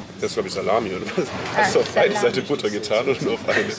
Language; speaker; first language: German; native; German